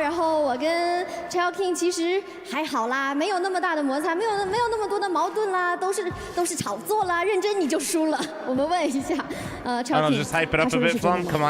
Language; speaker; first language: Chinese; native; Chinese